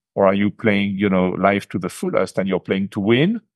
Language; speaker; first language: English; non-native, fluent; French